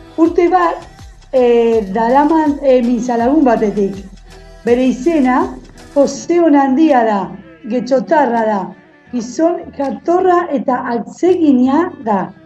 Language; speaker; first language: Basque; non-native, learner; Spanish